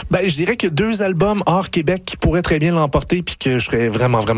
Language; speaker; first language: French; native; French